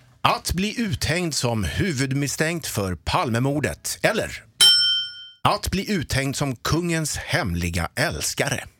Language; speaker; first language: Swedish; native; Swedish